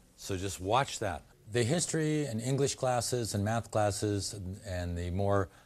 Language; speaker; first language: English; native; English